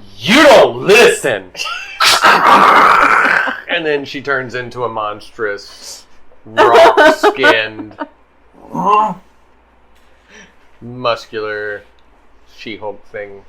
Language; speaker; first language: English; native; English